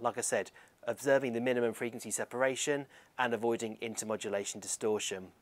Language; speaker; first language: English; native; English